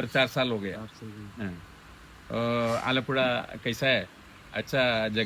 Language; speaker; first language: Hindi; non-native, local second language; Malayalam